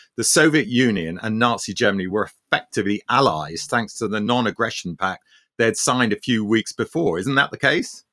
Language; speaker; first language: English; early bilingual, other home language; Armenian